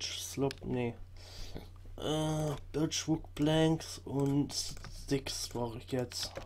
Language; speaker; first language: German; native; German